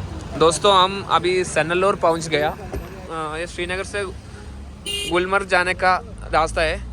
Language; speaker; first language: Hindi; non-native, local second language; Malayalam